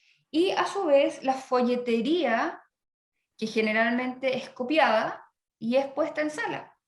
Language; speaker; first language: Spanish; native; Spanish